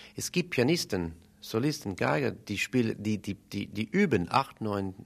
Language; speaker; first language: German; non-native, fluent; English